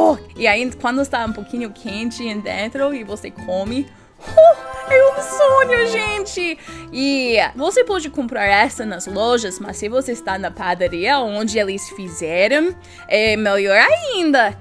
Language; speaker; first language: Portuguese; non-native, learner; English